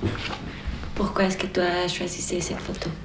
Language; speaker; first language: French; non-native, learner; Spanish